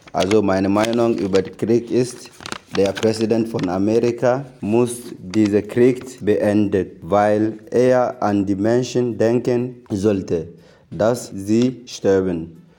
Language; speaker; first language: German; non-native, learner; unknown